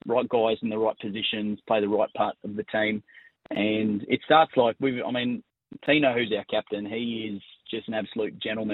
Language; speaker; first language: English; native; English